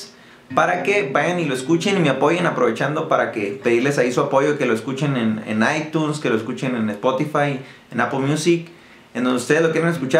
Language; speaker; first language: Spanish; native; Spanish